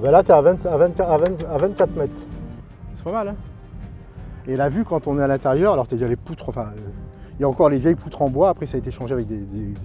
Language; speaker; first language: French; native; French